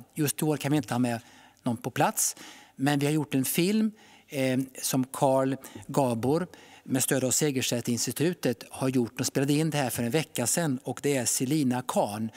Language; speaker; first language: Swedish; native; Swedish